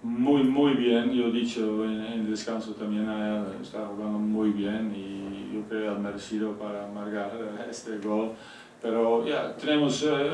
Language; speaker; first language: Spanish; non-native, fluent; Dutch